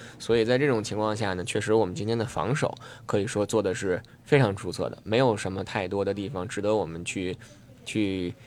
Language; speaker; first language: Chinese; native; Chinese